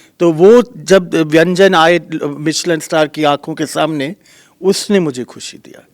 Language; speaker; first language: Hindi; native; Hindi